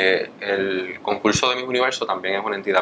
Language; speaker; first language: Spanish; native; Spanish